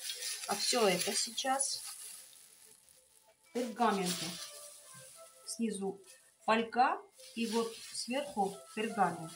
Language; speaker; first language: Russian; non-native, fluent; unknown